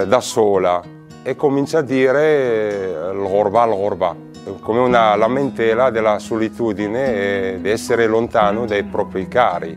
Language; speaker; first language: Italian; non-native, fluent; Arabic